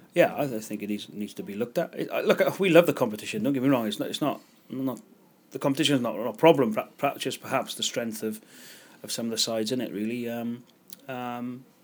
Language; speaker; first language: English; native; English